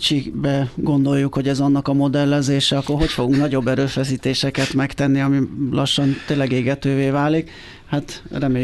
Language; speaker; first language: Hungarian; native; Hungarian